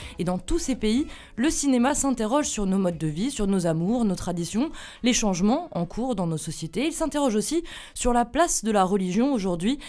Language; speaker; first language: French; native; French